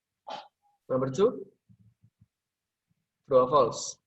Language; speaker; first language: English; non-native, learner; Indonesian